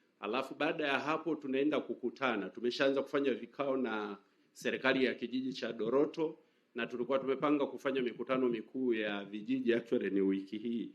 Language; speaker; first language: Swahili; native; Swahili